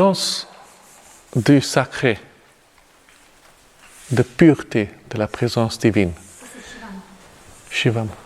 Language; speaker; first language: French; non-native, fluent; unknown